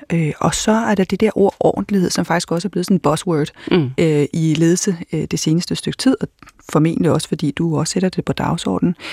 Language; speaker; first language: Danish; native; Danish